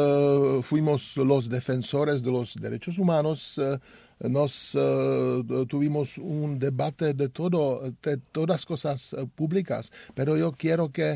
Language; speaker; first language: Spanish; non-native, learner; Czech